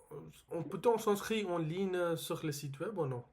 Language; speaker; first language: French; non-native, learner; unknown